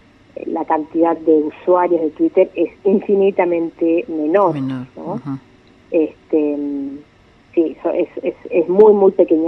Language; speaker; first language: Spanish; native; Spanish